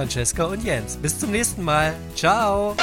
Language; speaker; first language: German; native; German